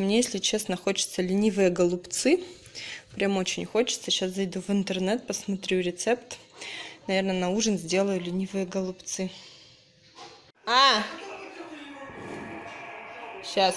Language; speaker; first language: Russian; native; Russian